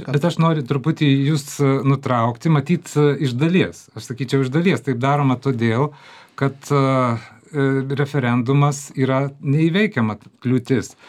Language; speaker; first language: Lithuanian; native; Lithuanian